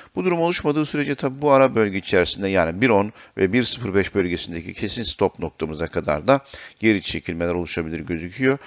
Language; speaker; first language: Turkish; native; Turkish